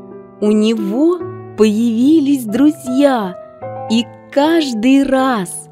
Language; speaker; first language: Russian; native; Russian